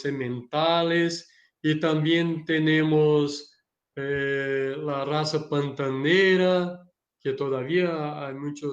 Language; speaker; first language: Spanish; non-native, learner; Portuguese